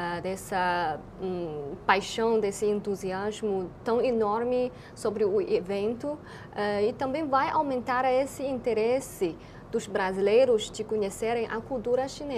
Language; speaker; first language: Portuguese; non-native, fluent; Chinese